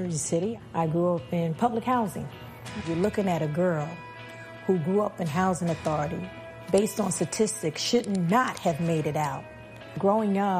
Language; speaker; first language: English; non-native, fluent; Spanish